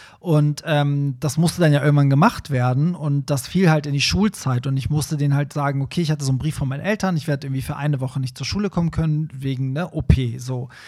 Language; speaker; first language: German; early bilingual, other home language; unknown